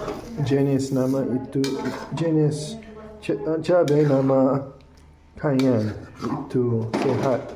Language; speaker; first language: Indonesian; non-native, learner; English